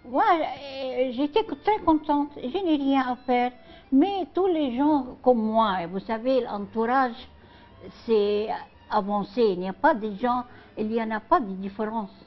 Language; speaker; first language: French; non-native, learner; Arabic